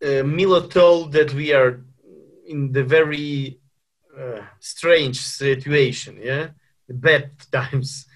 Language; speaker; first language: English; non-native, fluent; Ukrainian